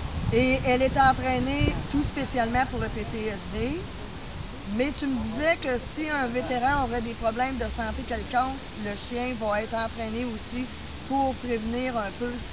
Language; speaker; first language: French; native; French